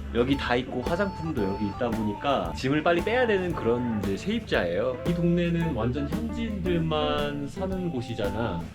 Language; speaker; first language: Korean; native; Korean